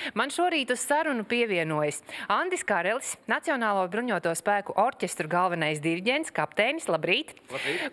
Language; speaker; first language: Latvian; native; Latvian